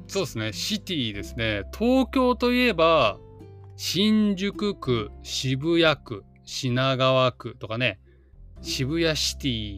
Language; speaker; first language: Japanese; native; Japanese